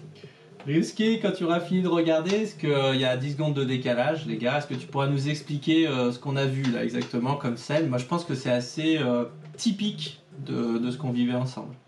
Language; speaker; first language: French; native; French